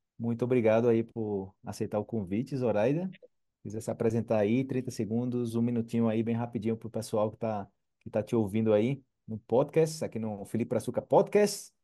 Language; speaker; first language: Portuguese; native; Portuguese